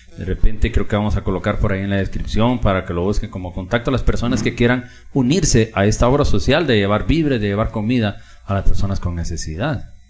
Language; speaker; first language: Spanish; native; Spanish